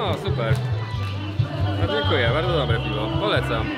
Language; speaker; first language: Polish; native; Polish